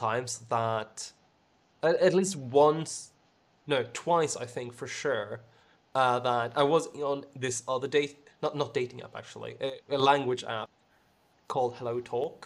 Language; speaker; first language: English; non-native, fluent; Swedish